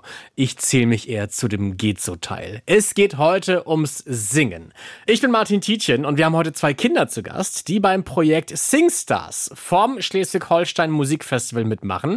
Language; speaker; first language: German; native; German